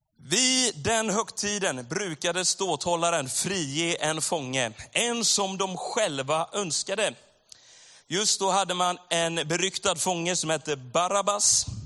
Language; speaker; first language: Swedish; native; Swedish